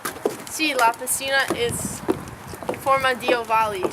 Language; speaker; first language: Italian; non-native, learner; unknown